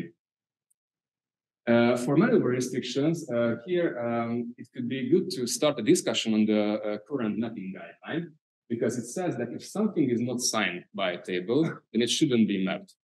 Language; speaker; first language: English; non-native, fluent; Hungarian